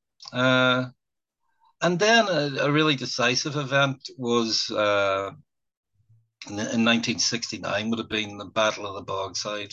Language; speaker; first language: English; native; English